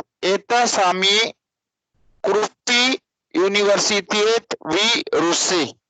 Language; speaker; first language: Russian; non-native, learner; Hindi